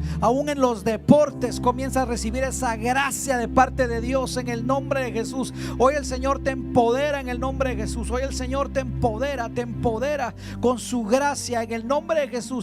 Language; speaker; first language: Spanish; native; Spanish